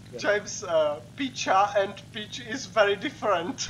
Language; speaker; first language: English; non-native, learner; Czech